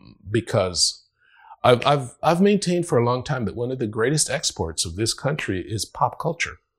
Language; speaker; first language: English; non-native, fluent; Spanish